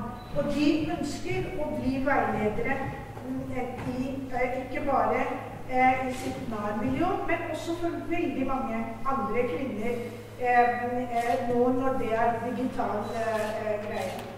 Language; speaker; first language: Norwegian; non-native, fluent; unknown